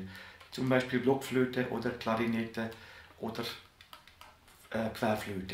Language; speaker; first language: German; non-native, fluent; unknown